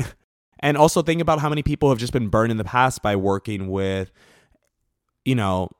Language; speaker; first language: English; native; English